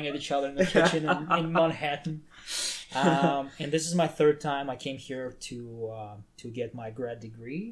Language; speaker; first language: English; non-native, fluent; Tajik